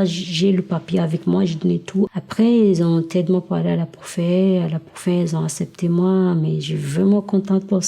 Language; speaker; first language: French; non-native, learner; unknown